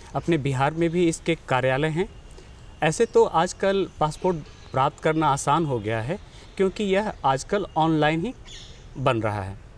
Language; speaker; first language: Hindi; native; Hindi